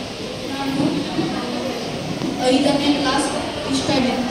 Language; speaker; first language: Kannada; non-native, learner; Marathi